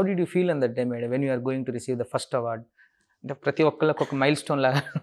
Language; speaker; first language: Telugu; native; Telugu